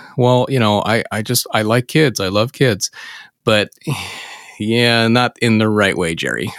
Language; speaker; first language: English; native; English